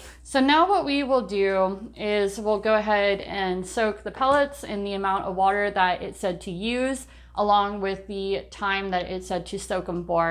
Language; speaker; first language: English; native; English